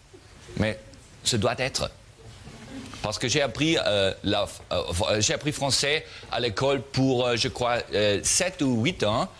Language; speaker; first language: French; non-native, learner; German